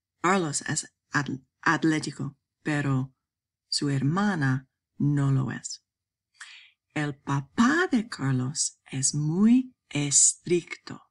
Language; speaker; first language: Spanish; non-native, fluent; English